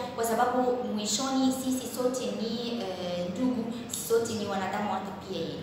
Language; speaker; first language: Swahili; non-native, fluent; Arabic